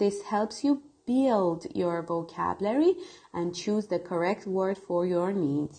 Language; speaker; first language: English; non-native, fluent; Persian